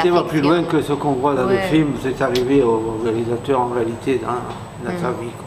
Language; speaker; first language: French; native; French